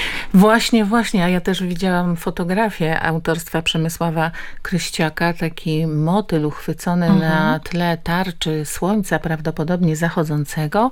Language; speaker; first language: Polish; native; Polish